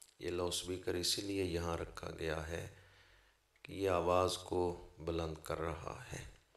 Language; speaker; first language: Urdu; non-native, local second language; Punjabi